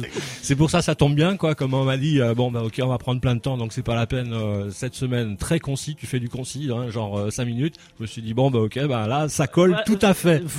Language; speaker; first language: French; native; French